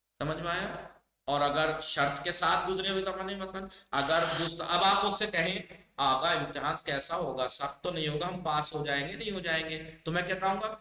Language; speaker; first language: Urdu; native; Urdu